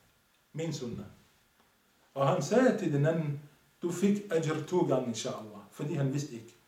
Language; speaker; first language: Danish; non-native, fluent; Arabic